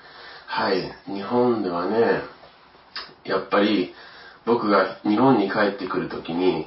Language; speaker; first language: Japanese; early bilingual, other home language; English